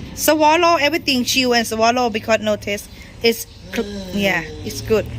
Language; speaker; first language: English; non-native, learner; Thai